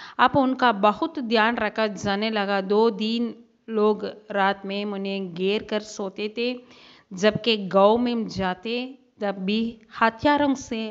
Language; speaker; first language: Hindi; non-native, local second language; Tamil